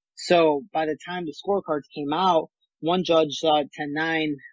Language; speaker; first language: English; native; English